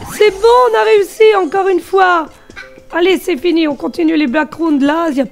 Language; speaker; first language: French; native; French